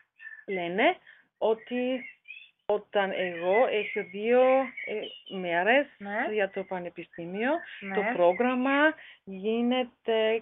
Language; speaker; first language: Greek; non-native, learner; German